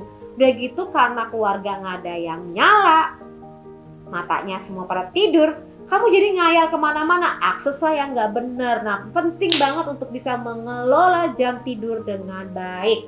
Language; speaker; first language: Indonesian; native; Indonesian